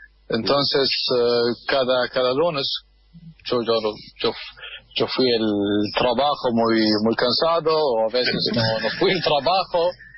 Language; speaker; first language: Spanish; non-native, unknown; Arabic